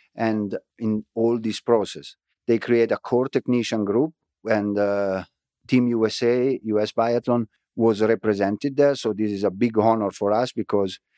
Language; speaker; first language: English; non-native, fluent; Italian